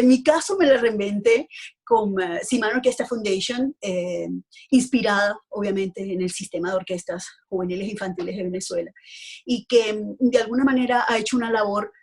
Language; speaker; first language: Spanish; native; Spanish